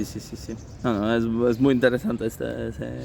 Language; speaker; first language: Spanish; non-native, learner; Italian